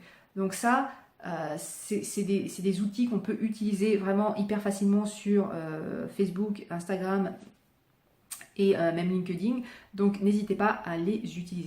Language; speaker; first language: French; native; French